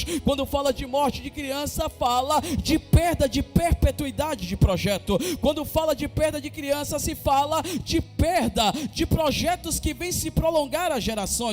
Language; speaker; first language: Portuguese; native; Portuguese